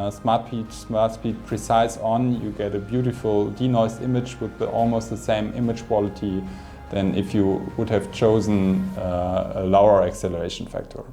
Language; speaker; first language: English; non-native, fluent; German